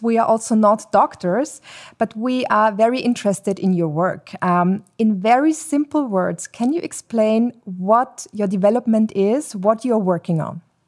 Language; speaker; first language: English; non-native, fluent; German